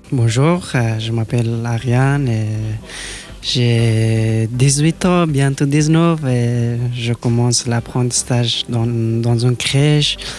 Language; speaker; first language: French; non-native, learner; Persian